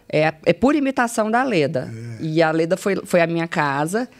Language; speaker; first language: Portuguese; native; Portuguese